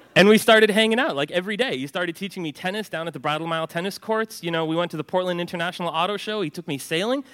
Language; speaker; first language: English; early bilingual, other home language; Norwegian